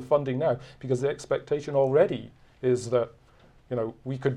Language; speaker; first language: English; native; English